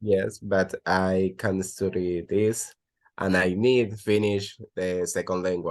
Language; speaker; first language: English; non-native, learner; Spanish